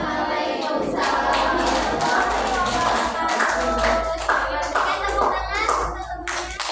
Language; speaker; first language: Indonesian; native; Indonesian